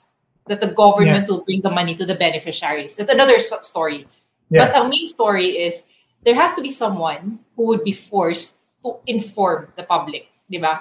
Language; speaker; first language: English; non-native, local second language; Cebuano